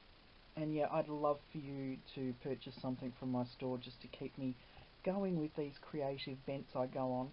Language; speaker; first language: English; native; English